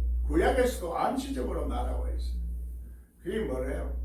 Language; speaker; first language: Korean; native; Korean